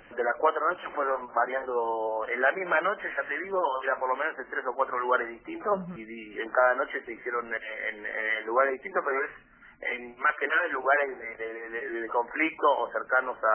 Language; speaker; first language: Spanish; native; Spanish